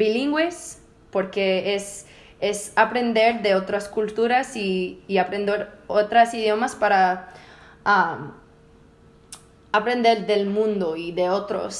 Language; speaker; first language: Spanish; early bilingual, heritage; Spanish